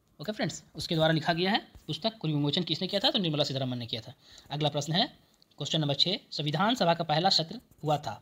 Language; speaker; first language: Hindi; native; Hindi